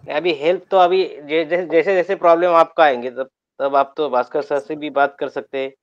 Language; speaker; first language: Hindi; native; Hindi